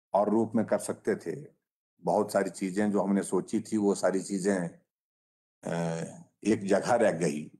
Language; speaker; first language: Hindi; native; Hindi